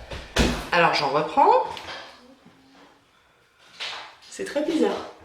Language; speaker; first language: French; native; French